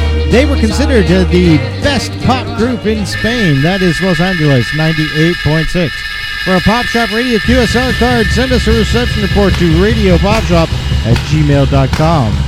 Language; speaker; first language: English; native; English